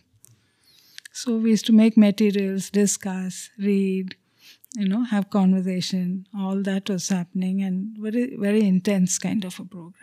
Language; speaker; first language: English; non-native, local second language; Telugu